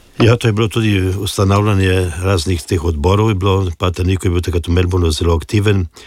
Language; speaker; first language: Slovenian; native; Slovenian